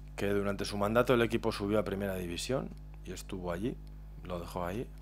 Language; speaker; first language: Spanish; native; Spanish